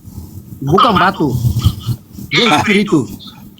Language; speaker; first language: Indonesian; non-native, fluent; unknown